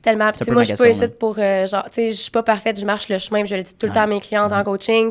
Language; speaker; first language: French; native; French